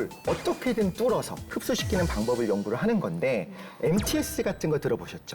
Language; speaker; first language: Korean; native; Korean